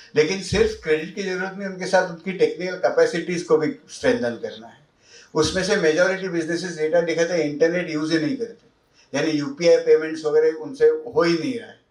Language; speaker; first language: Hindi; non-native, local second language; Marathi